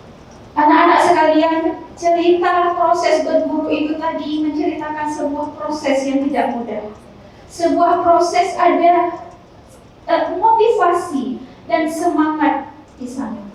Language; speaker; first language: Indonesian; native; Indonesian